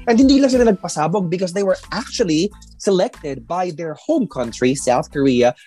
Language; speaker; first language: English; non-native, local second language; Filipino